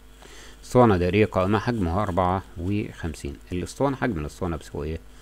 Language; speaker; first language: Arabic; native; Arabic